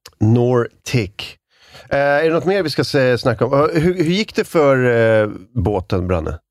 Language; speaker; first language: Swedish; native; Swedish